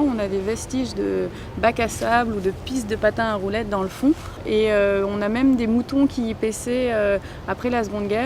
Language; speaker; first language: French; native; French